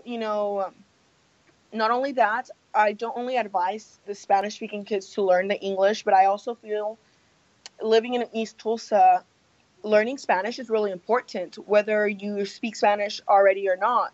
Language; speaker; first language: English; early bilingual, other home language; Spanish